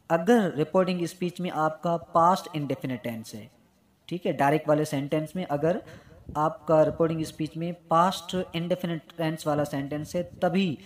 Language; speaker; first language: Urdu; non-native, local second language; Sindhi